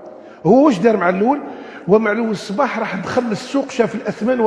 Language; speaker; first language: Arabic; native; Arabic